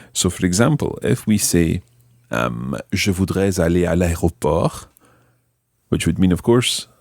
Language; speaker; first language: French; non-native, fluent; English